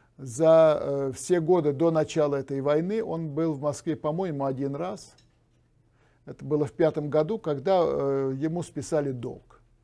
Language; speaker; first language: Russian; native; Russian